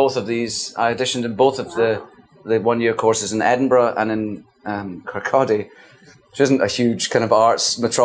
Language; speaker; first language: English; native; English